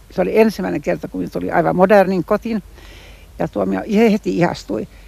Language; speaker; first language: Finnish; non-native, local second language; Swedish